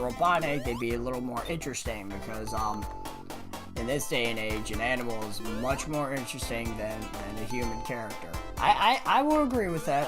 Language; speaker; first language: English; native; English